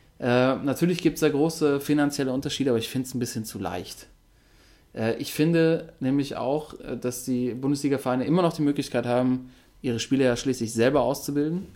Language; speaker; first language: German; native; German